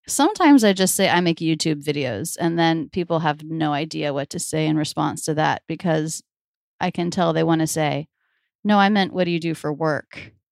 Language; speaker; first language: English; native; English